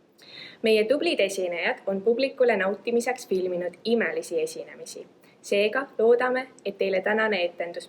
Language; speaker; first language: Estonian; early bilingual, heritage; Estonian